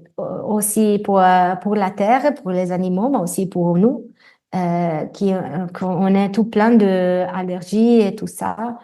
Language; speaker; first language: French; non-native, fluent; Italian